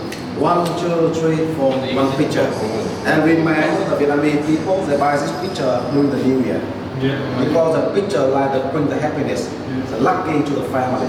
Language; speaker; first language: English; non-native, fluent; Vietnamese